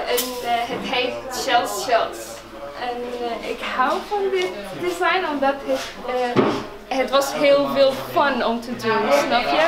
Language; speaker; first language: Dutch; non-native, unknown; Arabic